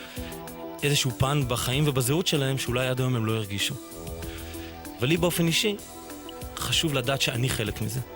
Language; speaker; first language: Hebrew; native; Hebrew